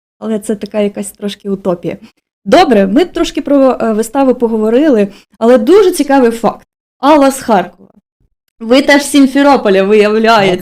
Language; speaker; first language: Ukrainian; native; Ukrainian